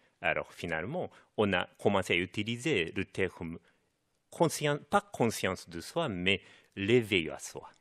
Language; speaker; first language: French; non-native, fluent; Japanese